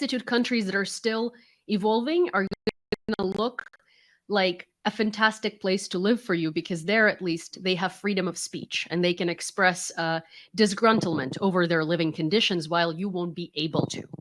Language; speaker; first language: English; non-native, fluent; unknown